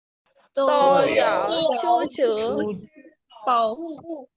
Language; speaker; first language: Chinese; non-native, learner; Urdu